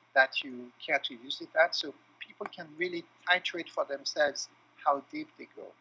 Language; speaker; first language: English; non-native, fluent; French